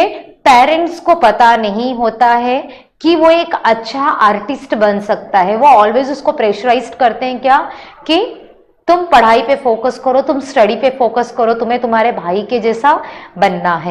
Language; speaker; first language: Hindi; native; Hindi